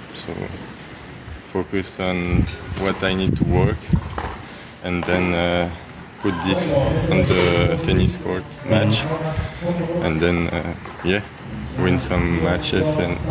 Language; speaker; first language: English; non-native, learner; French